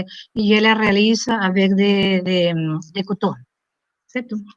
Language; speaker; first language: French; non-native, learner; Spanish